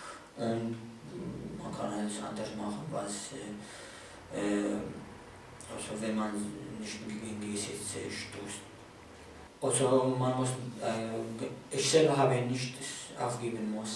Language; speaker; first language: German; non-native, fluent; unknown